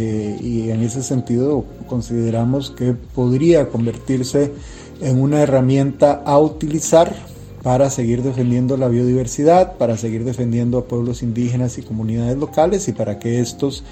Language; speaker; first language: Spanish; native; Spanish